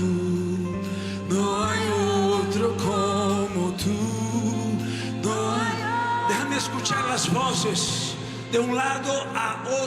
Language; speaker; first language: Spanish; non-native, local second language; Portuguese